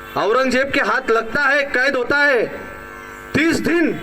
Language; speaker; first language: Hindi; non-native, local second language; Marathi